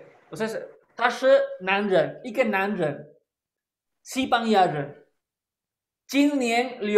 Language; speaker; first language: Chinese; non-native, fluent; Spanish